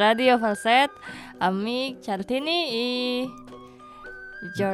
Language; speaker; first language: Catalan; non-native, learner; Indonesian